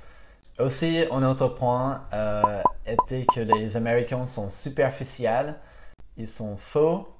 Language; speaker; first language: French; non-native, fluent; English